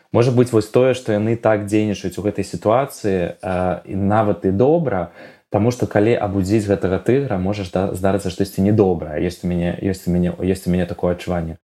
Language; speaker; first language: Belarusian; non-native, local second language; Russian